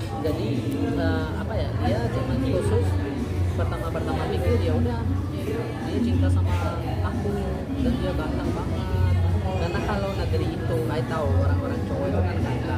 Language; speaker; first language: Indonesian; non-native, fluent; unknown